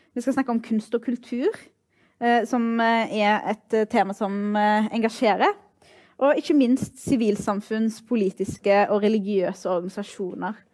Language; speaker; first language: Norwegian; early bilingual, other home language; Arabic